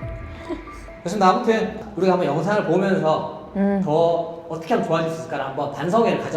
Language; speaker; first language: Korean; native; Korean